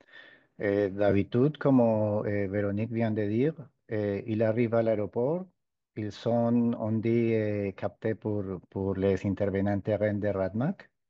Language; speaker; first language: French; non-native, fluent; Spanish